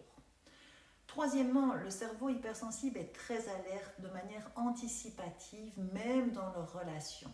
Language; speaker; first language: French; native; French